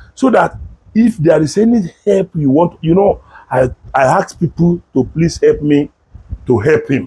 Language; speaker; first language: English; non-native, local second language; Yoruba